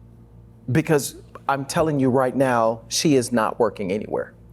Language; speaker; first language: English; native; English